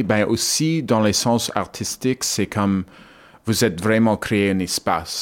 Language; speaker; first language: French; non-native, learner; English